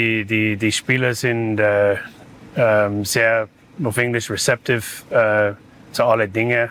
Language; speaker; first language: German; non-native, learner; English